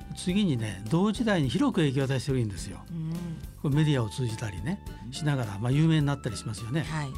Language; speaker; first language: Japanese; native; Japanese